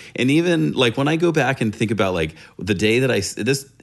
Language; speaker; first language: English; native; English